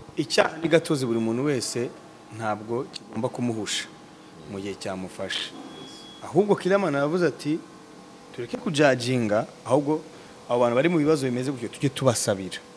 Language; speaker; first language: Kinyarwanda; native; Kinyarwanda